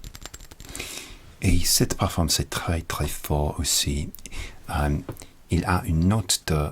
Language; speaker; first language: French; non-native, learner; English